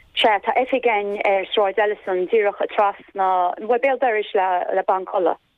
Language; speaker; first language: Irish; native; Irish